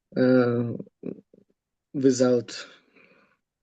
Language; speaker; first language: English; non-native, learner; Russian